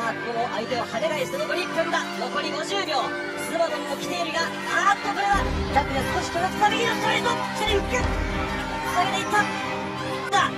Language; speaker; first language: Japanese; native; Japanese